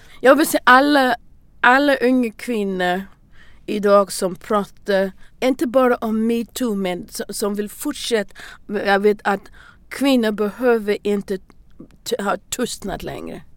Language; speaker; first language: Swedish; non-native, learner; English